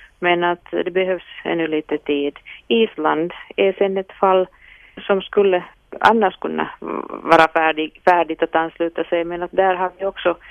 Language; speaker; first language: Swedish; non-native, local second language; Finnish